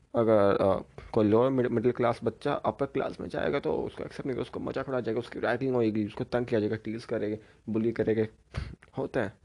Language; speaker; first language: Hindi; native; Hindi